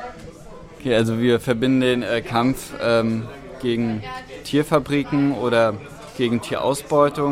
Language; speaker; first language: German; native; German